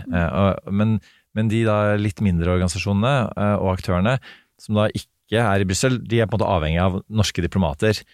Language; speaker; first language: Norwegian; native; Norwegian